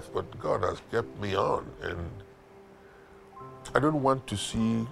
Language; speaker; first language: English; non-native, local second language; Igbo